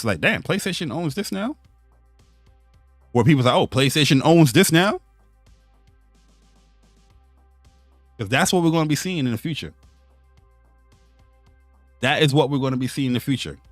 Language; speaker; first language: English; native; English